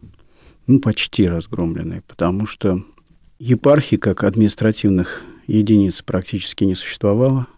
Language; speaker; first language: Russian; native; Russian